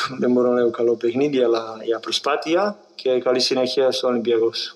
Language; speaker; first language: Greek; non-native, fluent; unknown